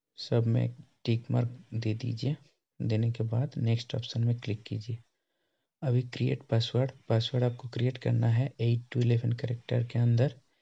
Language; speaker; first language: Hindi; non-native, local second language; Bangla